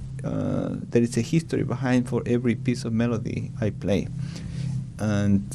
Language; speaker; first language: English; non-native, learner; Spanish